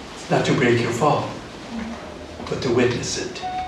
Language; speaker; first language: English; early bilingual, other home language; Spanish